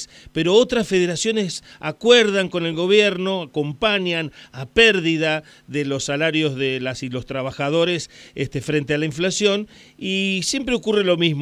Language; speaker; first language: Spanish; native; Spanish